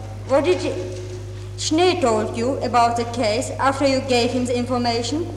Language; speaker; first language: English; non-native, fluent; Czech